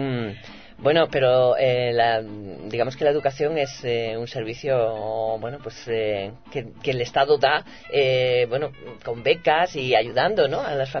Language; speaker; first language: Spanish; native; Spanish